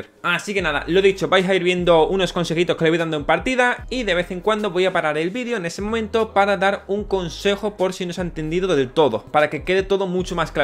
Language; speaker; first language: Spanish; native; Spanish